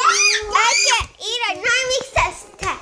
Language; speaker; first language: Spanish; early bilingual, heritage; Spanish